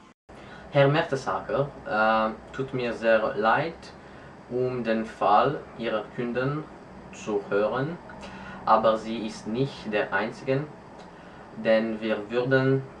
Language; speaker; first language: German; non-native, learner; French